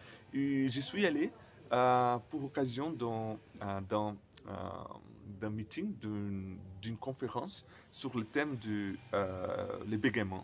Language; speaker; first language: French; non-native, fluent; Portuguese